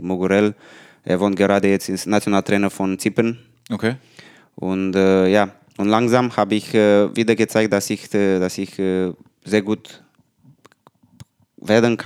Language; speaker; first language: German; non-native, learner; Romanian